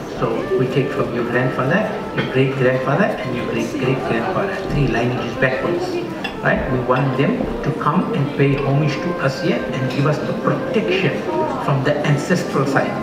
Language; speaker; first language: English; native; English